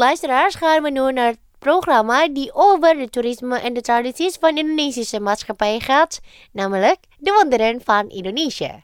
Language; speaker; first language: Dutch; non-native, learner; Indonesian